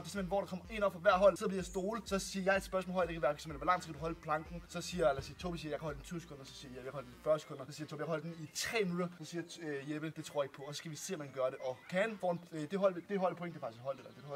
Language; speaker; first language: Danish; native; Danish